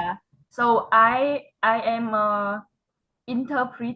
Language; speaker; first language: English; non-native, learner; Vietnamese